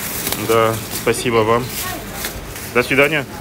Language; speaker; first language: Russian; non-native, learner; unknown